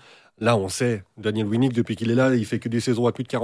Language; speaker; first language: French; native; French